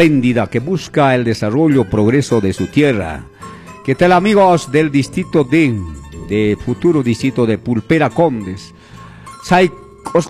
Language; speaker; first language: Spanish; non-native, local second language; Quechua